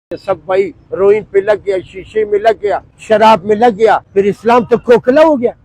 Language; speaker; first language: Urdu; non-native, local second language; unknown